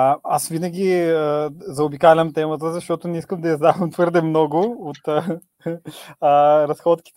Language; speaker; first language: Bulgarian; native; Bulgarian